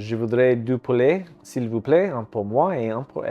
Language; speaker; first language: French; non-native, learner; English